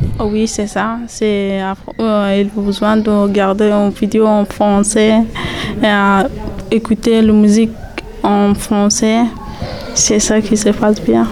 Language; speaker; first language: French; non-native, learner; Arabic